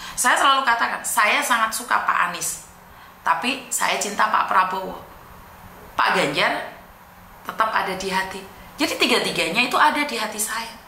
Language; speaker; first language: Indonesian; native; Indonesian